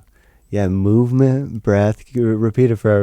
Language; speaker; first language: English; native; English